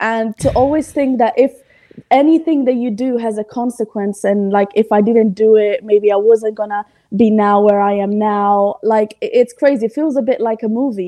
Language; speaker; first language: English; non-native, fluent; Italian